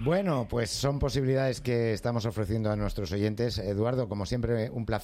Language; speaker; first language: Spanish; native; Spanish